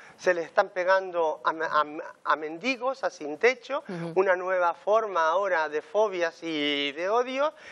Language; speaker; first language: Spanish; native; Spanish